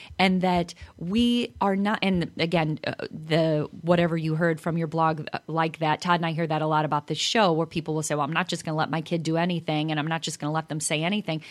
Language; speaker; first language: English; native; English